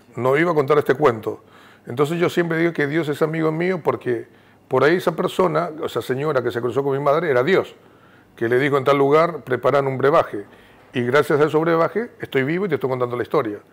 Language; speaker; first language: Spanish; native; Spanish